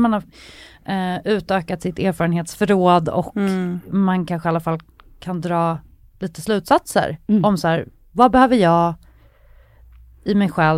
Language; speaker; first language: Swedish; native; Swedish